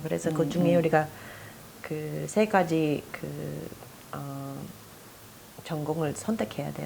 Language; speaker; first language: Korean; non-native, fluent; English